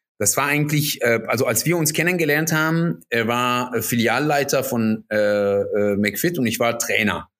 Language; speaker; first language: German; non-native, fluent; Persian